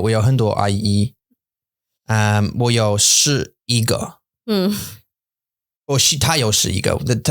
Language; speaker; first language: Chinese; non-native, learner; English